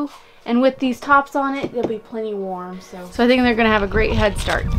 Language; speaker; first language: English; native; English